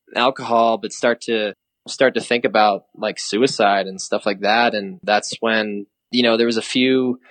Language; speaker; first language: English; native; English